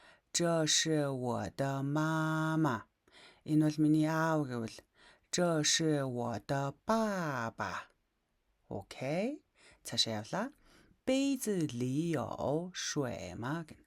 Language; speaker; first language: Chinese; non-native, fluent; Mongolian